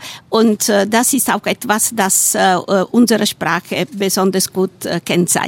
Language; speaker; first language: German; non-native, fluent; Italian